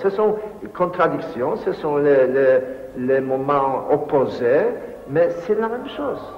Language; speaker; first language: French; non-native, fluent; Polish